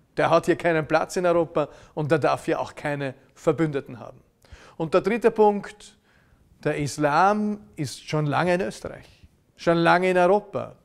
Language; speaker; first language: German; native; German